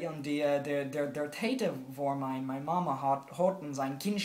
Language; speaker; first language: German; non-native, learner; English